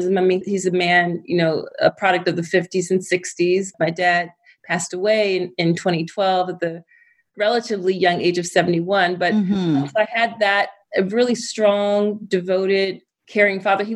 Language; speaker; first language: English; native; English